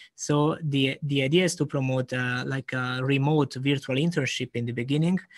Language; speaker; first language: English; non-native, fluent; Italian